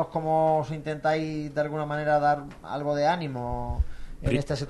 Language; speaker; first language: Spanish; native; Spanish